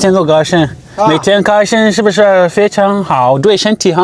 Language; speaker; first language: Chinese; non-native, fluent; English